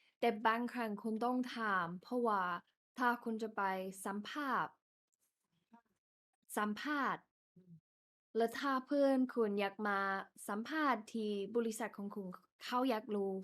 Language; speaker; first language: Thai; non-native, fluent; English